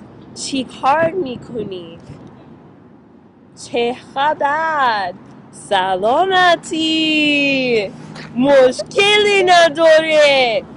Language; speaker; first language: Persian; non-native, learner; English